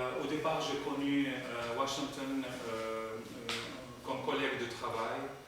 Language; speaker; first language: French; non-native, fluent; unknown